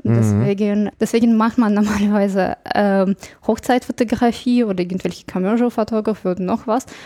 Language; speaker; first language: German; non-native, fluent; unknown